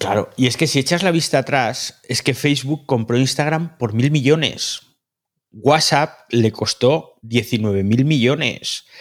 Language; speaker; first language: Spanish; native; Spanish